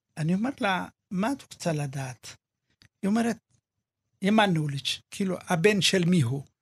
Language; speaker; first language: Hebrew; early bilingual, other home language; Amharic